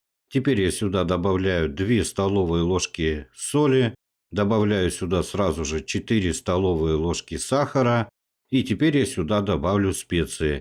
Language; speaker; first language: Russian; native; Russian